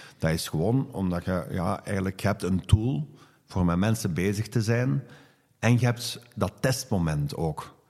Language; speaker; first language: Dutch; native; Dutch